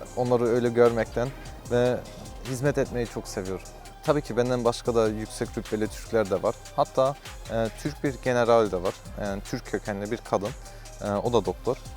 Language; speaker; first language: Turkish; early bilingual, heritage; Turkish